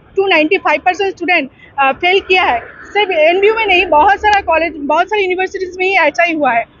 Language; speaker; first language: Hindi; non-native, local second language; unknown